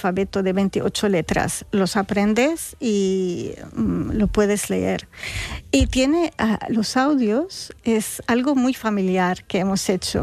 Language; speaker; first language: Spanish; non-native, fluent; Arabic